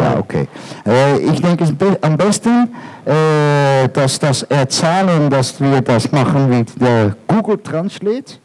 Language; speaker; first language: German; non-native, learner; Dutch